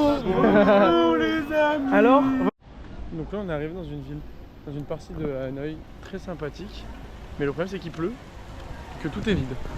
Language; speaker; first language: French; native; French